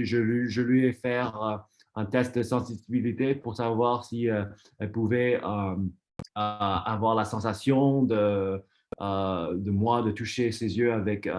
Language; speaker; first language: French; non-native, fluent; English